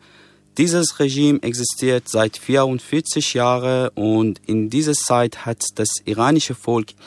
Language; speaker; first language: German; non-native, fluent; Persian